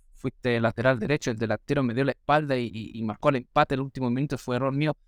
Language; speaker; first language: Spanish; non-native, fluent; English